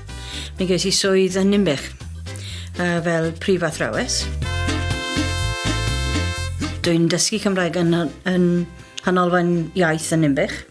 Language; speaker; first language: Welsh; non-native, learner; English